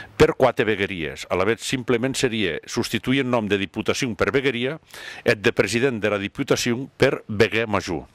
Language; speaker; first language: Catalan; non-native, local second language; Occitan